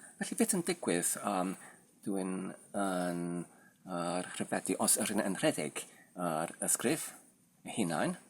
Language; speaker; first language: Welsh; non-native, learner; Polish